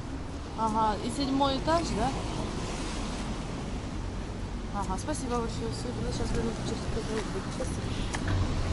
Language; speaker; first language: Russian; native; Russian